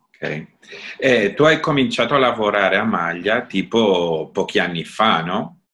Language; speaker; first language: Italian; non-native, fluent; Spanish